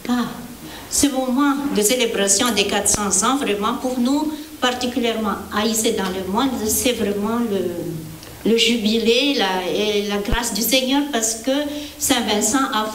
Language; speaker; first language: French; non-native, local second language; Malagasy